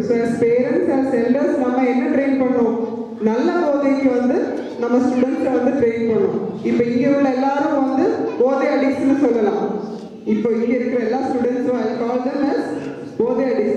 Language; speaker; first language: Tamil; non-native, local second language; Malayalam